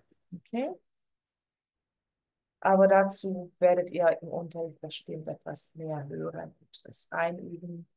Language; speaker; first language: German; non-native, fluent; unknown